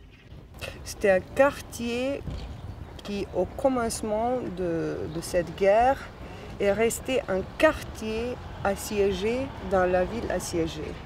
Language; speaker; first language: French; non-native, fluent; Bosnian